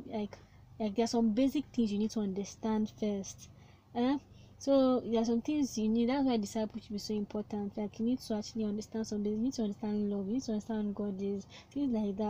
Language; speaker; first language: English; non-native, local second language; Yoruba